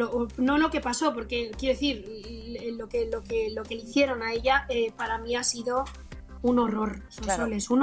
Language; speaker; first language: Spanish; native; Spanish